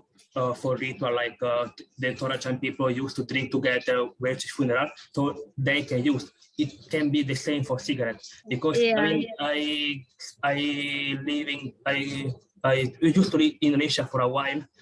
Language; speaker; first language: English; non-native, fluent; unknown